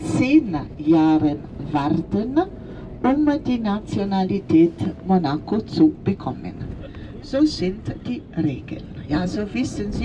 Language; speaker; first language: German; non-native, fluent; Italian